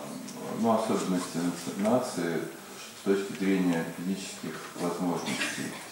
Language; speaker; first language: Russian; native; Russian